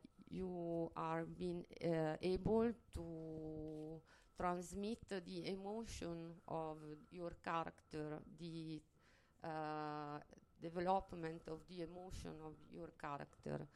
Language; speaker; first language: English; non-native, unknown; Italian